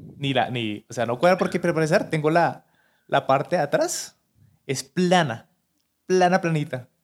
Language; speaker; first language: Spanish; native; Spanish